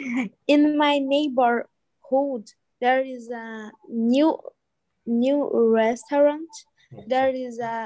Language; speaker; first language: English; non-native, learner; Portuguese